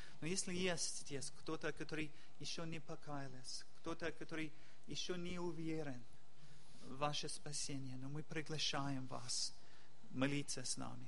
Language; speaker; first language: Russian; non-native, fluent; English